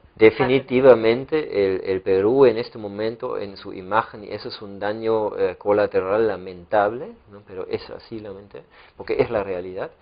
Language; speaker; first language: Spanish; non-native, fluent; German